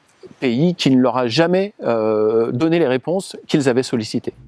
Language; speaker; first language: French; native; French